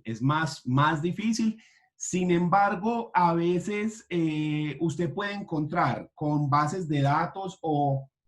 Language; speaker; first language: Spanish; native; Spanish